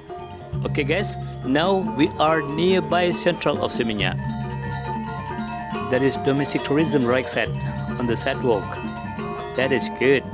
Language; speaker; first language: English; non-native, learner; Indonesian